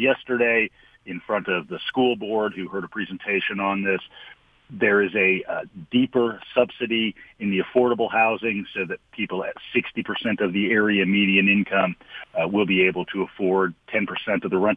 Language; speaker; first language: English; native; English